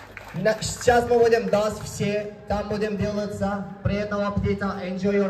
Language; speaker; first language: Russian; non-native, learner; Turkish